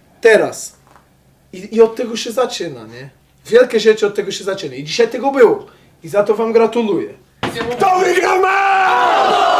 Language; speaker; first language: Polish; non-native, fluent; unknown